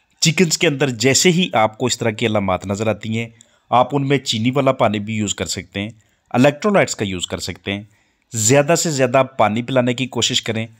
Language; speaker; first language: Urdu; non-native, local second language; Punjabi